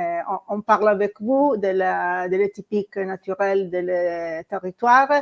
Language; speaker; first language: French; non-native, learner; Italian